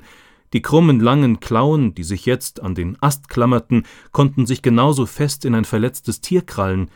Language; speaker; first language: German; native; German